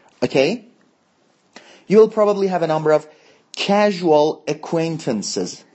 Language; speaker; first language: English; non-native, fluent; Persian